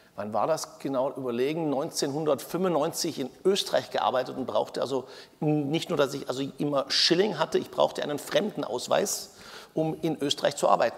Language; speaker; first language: German; native; German